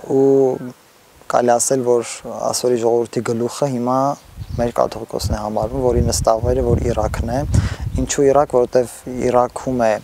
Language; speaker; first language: Armenian; non-native, local second language; Assyrian Neo-Aramaic